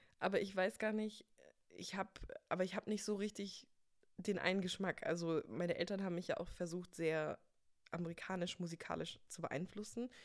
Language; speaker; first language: German; early bilingual, other home language; English